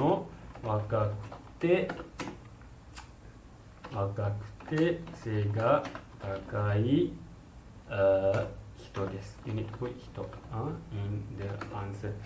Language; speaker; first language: Japanese; non-native, learner; Malay